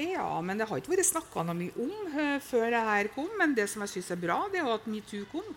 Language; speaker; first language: Norwegian; native; Norwegian